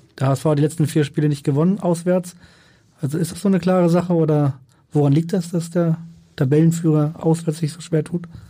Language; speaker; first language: German; native; German